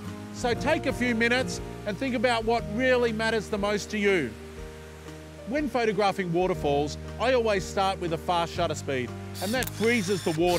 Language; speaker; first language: English; native; English